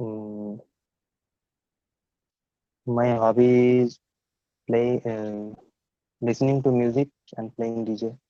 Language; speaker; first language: English; non-native, learner; Bangla